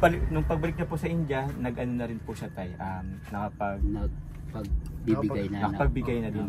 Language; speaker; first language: Filipino; native; Filipino